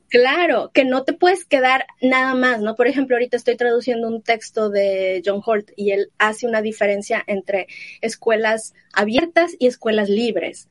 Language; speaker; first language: Spanish; native; Spanish